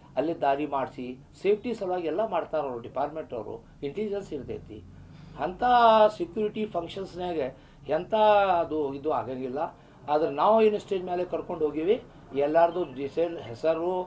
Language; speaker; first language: Kannada; non-native, local second language; Urdu